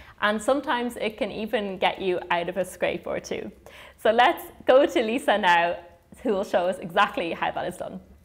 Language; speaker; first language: English; early bilingual, other home language; German